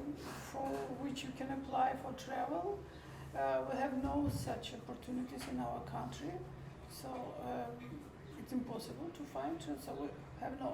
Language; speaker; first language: English; non-native, learner; Armenian